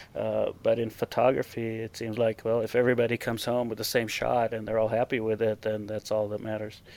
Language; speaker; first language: English; non-native, fluent; Hebrew